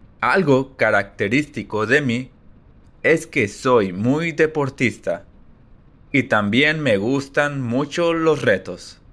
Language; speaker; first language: Spanish; early bilingual, heritage; Spanish